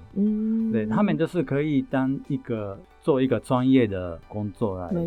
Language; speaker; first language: Chinese; non-native, fluent; Japanese